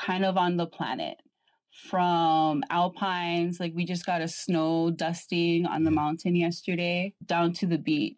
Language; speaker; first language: English; native; English